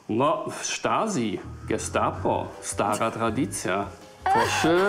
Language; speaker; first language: Polish; non-native, fluent; German